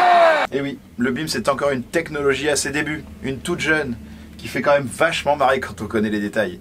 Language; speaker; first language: French; native; French